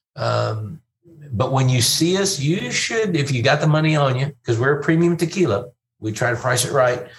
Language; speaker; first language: English; native; English